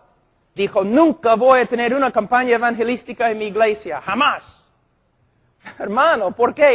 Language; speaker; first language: Spanish; non-native, fluent; English